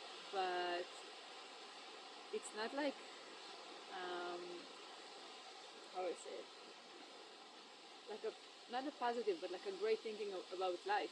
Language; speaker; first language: English; non-native, fluent; Hebrew